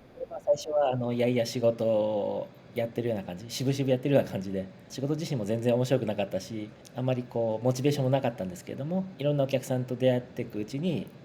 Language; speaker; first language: Japanese; native; Japanese